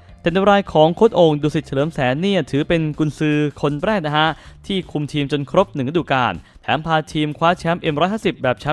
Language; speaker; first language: Thai; native; Thai